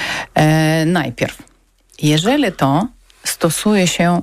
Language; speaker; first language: Polish; non-native, learner; Ukrainian